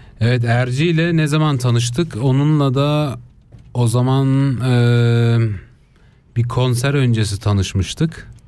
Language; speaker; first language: Turkish; early bilingual, heritage; Turkish